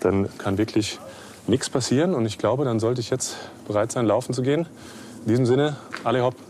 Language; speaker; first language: German; native; German